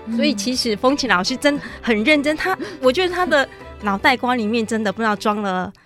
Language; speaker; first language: Chinese; native; Chinese